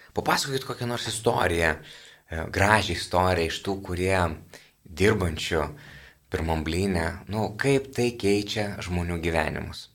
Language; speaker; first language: Lithuanian; native; Lithuanian